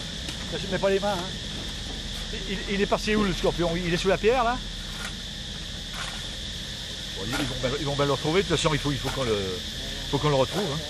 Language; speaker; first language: French; native; French